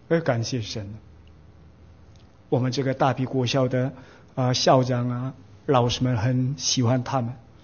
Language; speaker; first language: Chinese; non-native, fluent; Korean